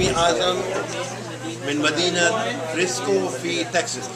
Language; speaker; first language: Arabic; non-native, learner; English